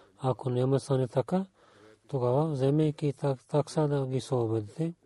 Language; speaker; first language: Bulgarian; non-native, learner; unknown